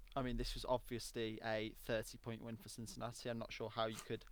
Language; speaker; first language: English; native; English